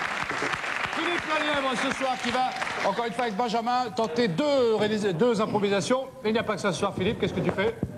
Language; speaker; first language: French; native; French